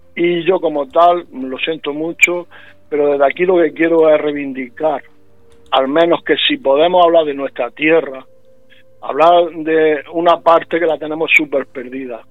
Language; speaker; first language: Spanish; native; Spanish